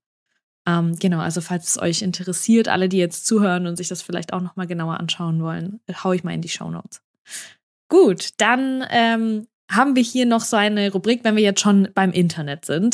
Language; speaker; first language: German; early bilingual, other home language; Russian